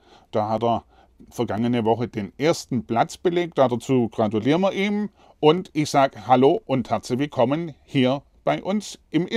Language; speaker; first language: German; native; German